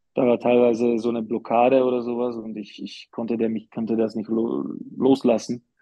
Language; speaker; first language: German; non-native, fluent; Slovak